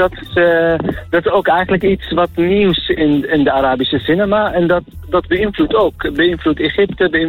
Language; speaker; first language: Dutch; non-native, fluent; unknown